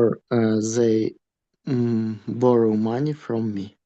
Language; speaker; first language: English; non-native, learner; Russian